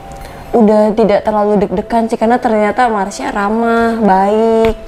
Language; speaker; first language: Indonesian; native; Indonesian